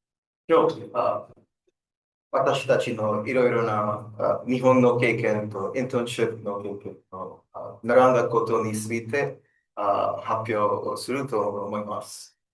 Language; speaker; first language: Japanese; non-native, learner; English